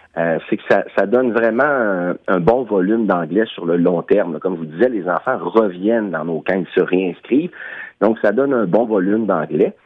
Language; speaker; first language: French; non-native, local second language; English